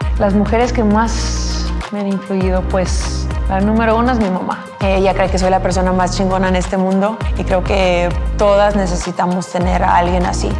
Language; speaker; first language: Spanish; early bilingual, heritage; Spanish